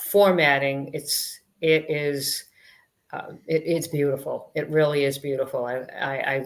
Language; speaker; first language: English; native; English